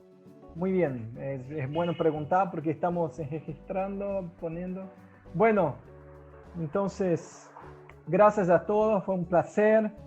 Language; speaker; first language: Spanish; non-native, fluent; Portuguese